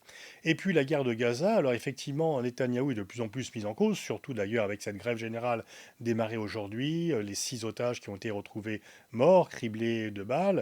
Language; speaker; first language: French; native; French